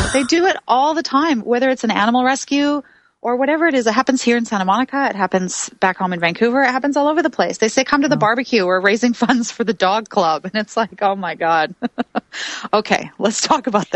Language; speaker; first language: English; native; English